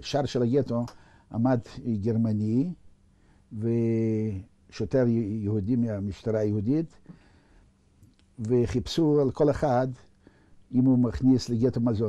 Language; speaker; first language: Hebrew; non-native, fluent; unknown